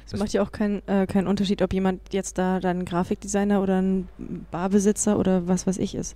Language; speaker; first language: German; native; German